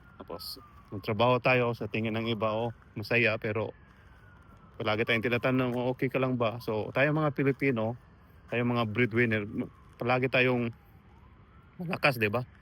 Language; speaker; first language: Filipino; non-native, local second language; Cebuano